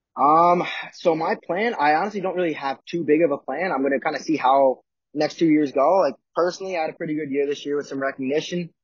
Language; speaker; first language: English; native; English